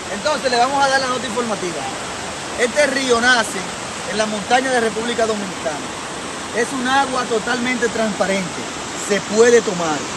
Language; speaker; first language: Spanish; native; Spanish